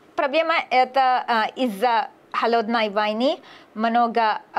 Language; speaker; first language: Russian; non-native, learner; English